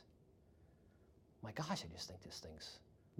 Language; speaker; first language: English; native; English